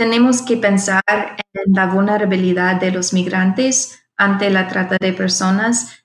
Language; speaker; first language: Spanish; non-native, fluent; English